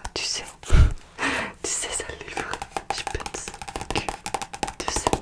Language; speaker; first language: French; non-native, learner; Russian